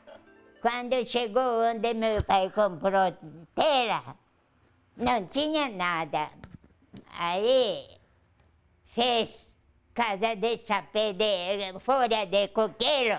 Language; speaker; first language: Portuguese; early bilingual, other home language; Japanese